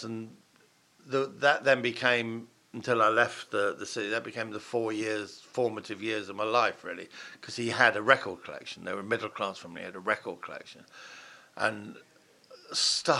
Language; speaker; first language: English; native; English